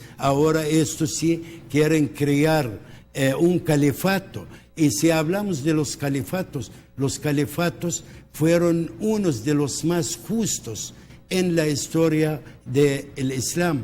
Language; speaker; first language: Spanish; early bilingual, heritage; Spanish